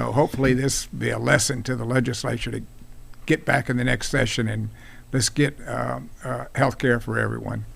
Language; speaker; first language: English; native; English